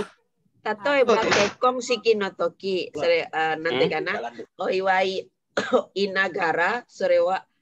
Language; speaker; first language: Japanese; non-native, learner; Indonesian